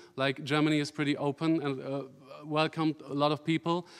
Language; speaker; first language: English; non-native, fluent; German